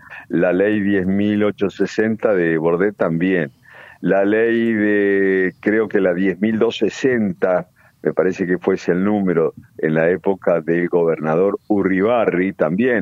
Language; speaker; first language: Spanish; native; Spanish